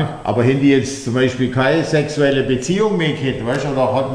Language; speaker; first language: German; native; German